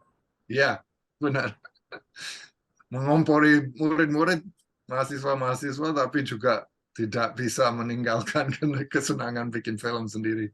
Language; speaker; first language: Indonesian; non-native, fluent; English